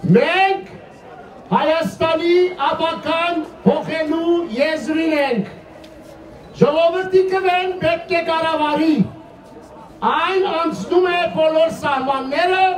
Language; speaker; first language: Armenian; early bilingual, heritage; Armenian